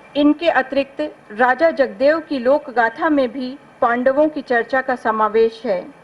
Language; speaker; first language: Hindi; native; Hindi